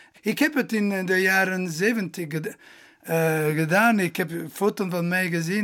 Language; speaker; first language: Dutch; non-native, local second language; Italian